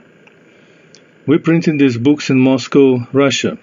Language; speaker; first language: English; non-native, fluent; Russian